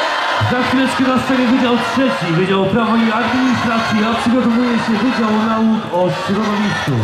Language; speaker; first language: Polish; native; Polish